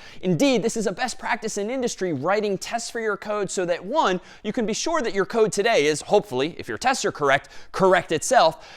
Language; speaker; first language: English; native; English